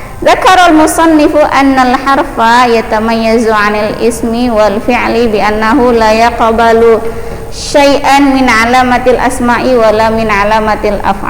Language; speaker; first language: Arabic; non-native, fluent; Indonesian